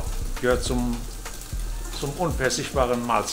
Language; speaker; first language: German; early bilingual, other home language; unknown